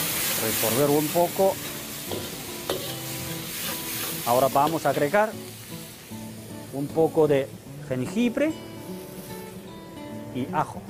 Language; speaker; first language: Spanish; non-native, fluent; Chinese